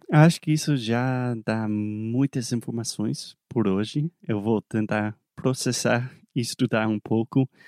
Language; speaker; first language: Portuguese; non-native, fluent; English